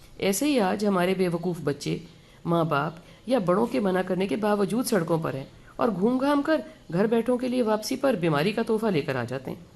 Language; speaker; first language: Urdu; native; Urdu